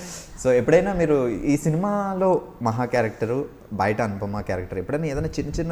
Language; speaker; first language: Telugu; native; Telugu